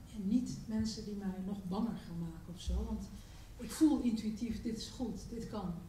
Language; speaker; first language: Dutch; early bilingual, other home language; Turkish